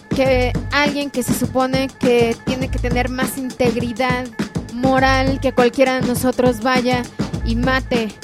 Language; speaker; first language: Spanish; native; Spanish